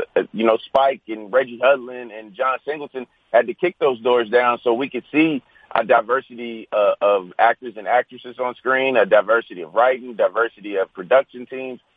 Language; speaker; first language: English; native; English